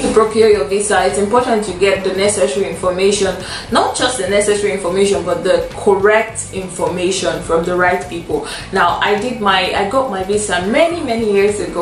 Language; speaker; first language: English; non-native, local second language; Igbo